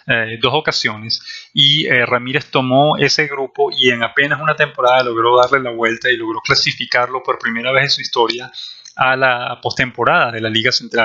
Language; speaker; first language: Spanish; native; Spanish